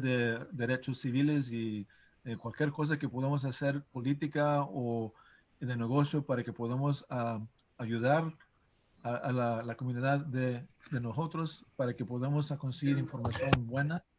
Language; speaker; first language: Spanish; early bilingual, heritage; English